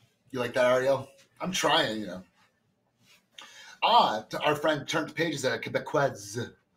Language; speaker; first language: English; native; English